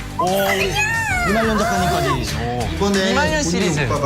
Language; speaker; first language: Korean; native; Korean